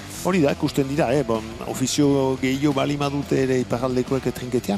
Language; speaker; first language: Basque; native; Basque